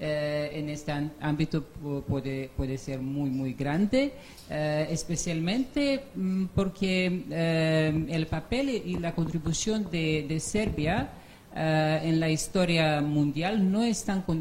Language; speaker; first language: Spanish; non-native, fluent; Serbian